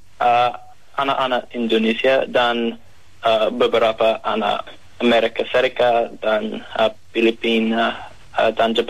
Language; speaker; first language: Indonesian; non-native, learner; English